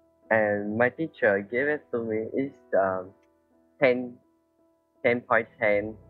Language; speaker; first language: English; non-native, learner; Vietnamese